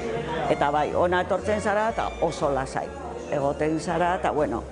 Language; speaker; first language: Basque; non-native, learner; Spanish